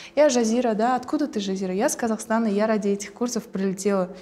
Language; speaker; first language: Russian; non-native, local second language; Kazakh